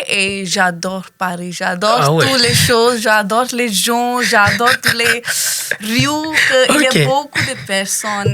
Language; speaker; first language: French; non-native, learner; Hindi